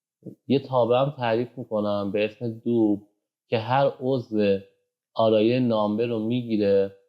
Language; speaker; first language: Persian; native; Persian